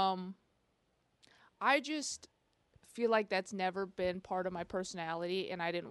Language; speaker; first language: English; early bilingual, other home language; Chinese